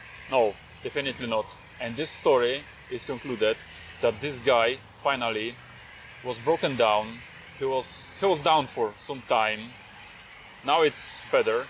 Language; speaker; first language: English; non-native, fluent; Polish